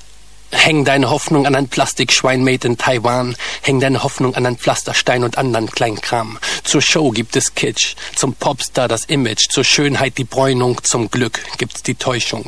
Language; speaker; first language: German; native; German